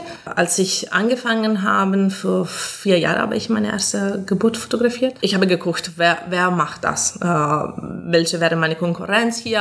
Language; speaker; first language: German; non-native, fluent; Italian